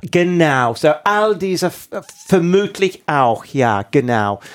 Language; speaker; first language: German; non-native, fluent; English